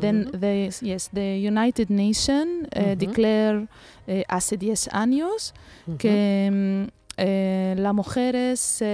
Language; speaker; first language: Spanish; non-native, learner; Arabic